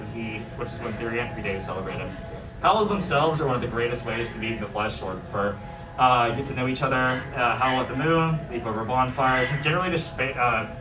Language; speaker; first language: English; native; English